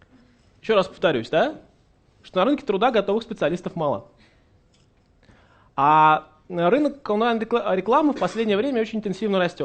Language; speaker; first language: Russian; native; Russian